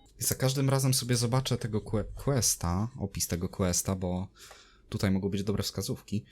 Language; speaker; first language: Polish; native; Polish